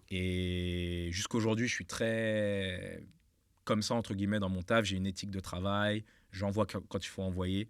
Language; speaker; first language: French; native; French